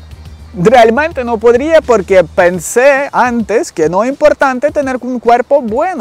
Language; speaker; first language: Spanish; non-native, learner; Ukrainian